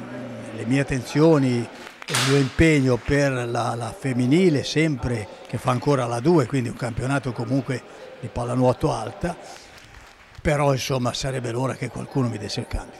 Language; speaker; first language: Italian; native; Italian